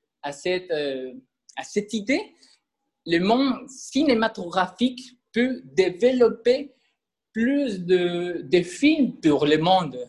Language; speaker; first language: French; non-native, learner; Spanish